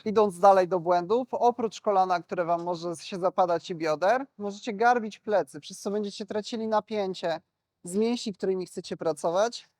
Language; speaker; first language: Polish; native; Polish